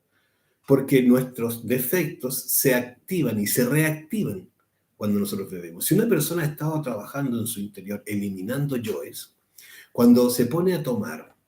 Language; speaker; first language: Spanish; native; Spanish